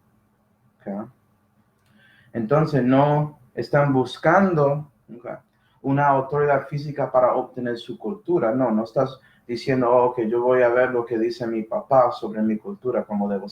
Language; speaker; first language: Spanish; early bilingual, heritage; Spanish